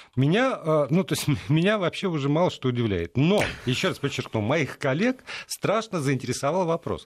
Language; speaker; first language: Russian; native; Russian